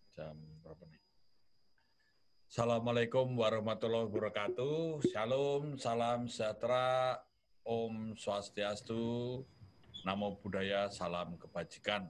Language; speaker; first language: Indonesian; native; Indonesian